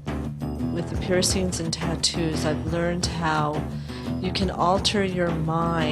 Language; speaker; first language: English; native; English